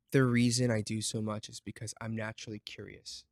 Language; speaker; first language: English; native; English